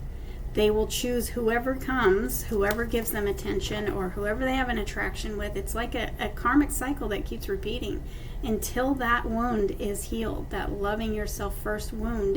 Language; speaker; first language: English; native; English